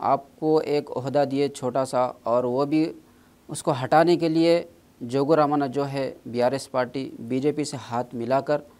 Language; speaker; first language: Urdu; native; Urdu